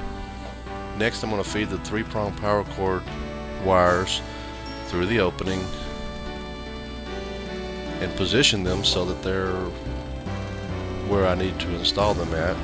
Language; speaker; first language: English; native; English